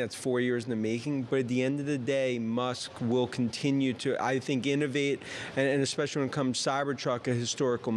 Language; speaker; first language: English; native; English